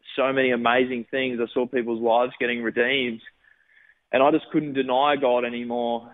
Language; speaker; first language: English; native; English